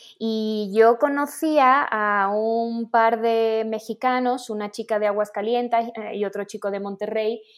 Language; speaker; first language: Spanish; native; Spanish